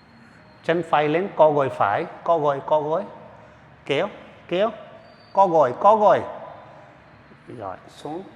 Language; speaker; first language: Vietnamese; non-native, learner; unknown